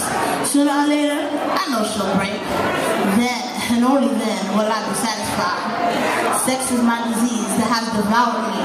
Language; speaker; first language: English; native; English